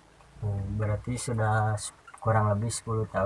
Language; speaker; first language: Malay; non-native, local second language; Sundanese